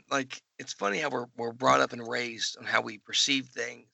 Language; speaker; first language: English; native; English